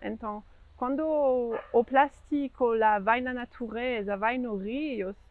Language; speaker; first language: Portuguese; non-native, fluent; French